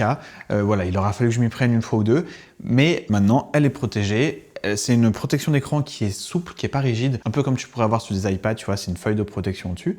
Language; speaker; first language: French; native; French